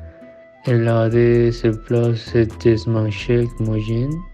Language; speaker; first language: French; non-native, learner; Spanish